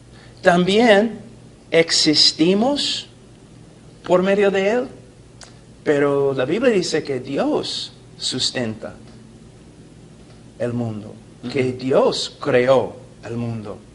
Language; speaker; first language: Spanish; non-native, fluent; English